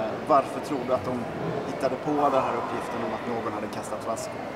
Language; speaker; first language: Swedish; native; Swedish